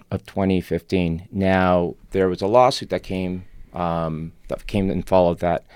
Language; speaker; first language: English; non-native, fluent; Spanish